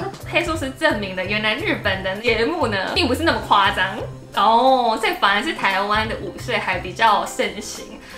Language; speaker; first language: Chinese; non-native, fluent; Japanese